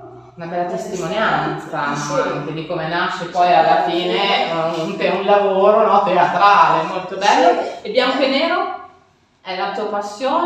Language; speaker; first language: Italian; native; Italian